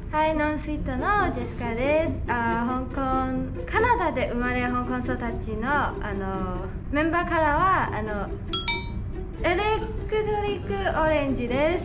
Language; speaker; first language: Japanese; non-native, learner; Cantonese